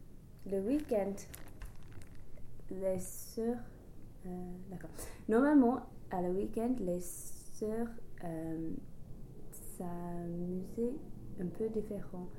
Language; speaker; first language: French; non-native, learner; English